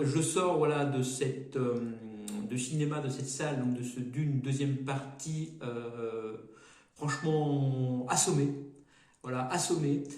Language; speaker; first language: French; native; French